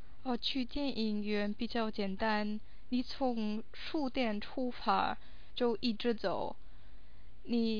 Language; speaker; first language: Chinese; non-native, fluent; English